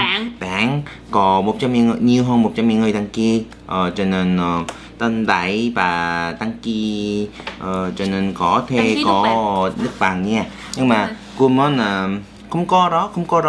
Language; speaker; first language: Vietnamese; non-native, learner; Korean